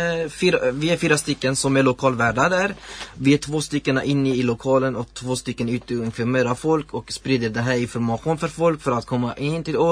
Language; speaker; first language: Swedish; non-native, learner; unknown